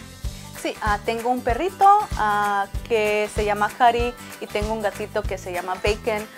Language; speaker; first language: Spanish; early bilingual, heritage; Spanish